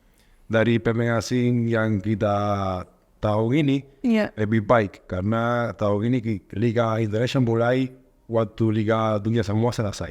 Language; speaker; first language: Indonesian; non-native, learner; Spanish